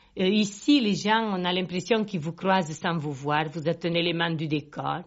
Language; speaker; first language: French; non-native, local second language; Catalan